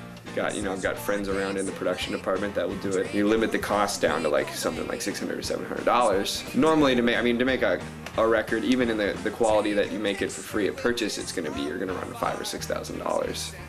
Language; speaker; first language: English; native; English